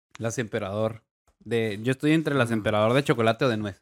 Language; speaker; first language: Spanish; native; Spanish